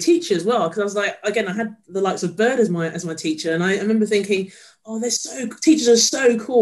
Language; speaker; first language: English; native; English